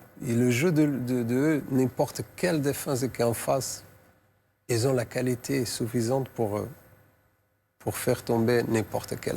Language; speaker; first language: French; non-native, fluent; Portuguese